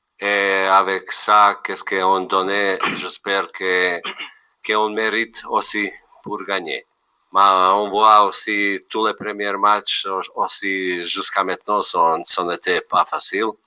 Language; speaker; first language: French; non-native, learner; Bosnian